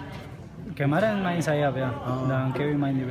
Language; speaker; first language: Indonesian; non-native, learner; Spanish